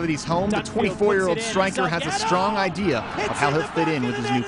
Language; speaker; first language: English; native; English